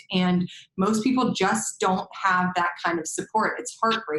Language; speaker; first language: English; native; English